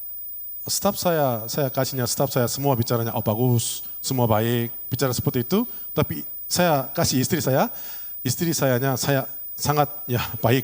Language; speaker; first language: Indonesian; non-native, learner; Korean